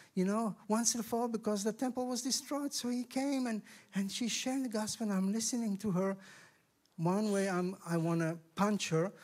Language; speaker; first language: English; non-native, fluent; Hebrew